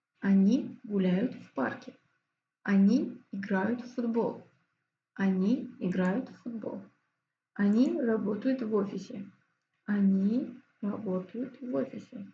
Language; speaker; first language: Russian; non-native, fluent; Azerbaijani